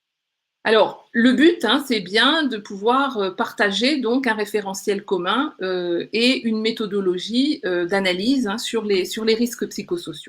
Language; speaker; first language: French; native; French